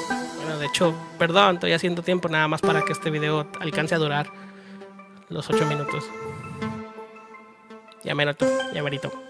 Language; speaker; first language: Spanish; native; Spanish